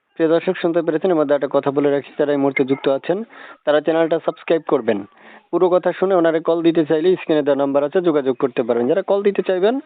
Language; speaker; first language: Bangla; native; Bangla